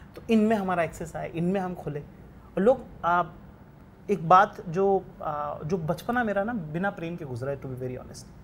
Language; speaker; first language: Hindi; native; Hindi